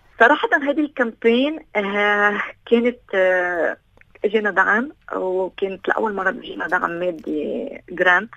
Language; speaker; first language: Arabic; native; Arabic